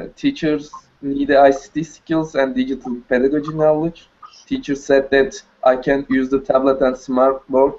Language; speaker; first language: English; non-native, learner; Turkish